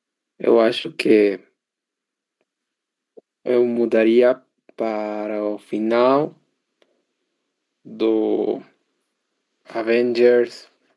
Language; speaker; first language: Portuguese; non-native, learner; Spanish